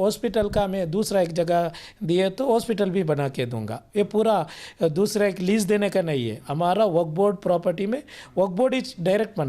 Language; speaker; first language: Hindi; non-native, local second language; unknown